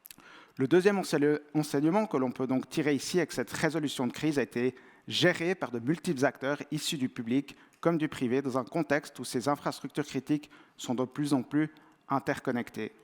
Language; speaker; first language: French; native; French